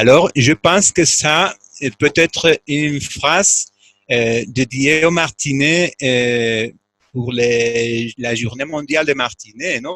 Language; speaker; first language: French; non-native, fluent; Spanish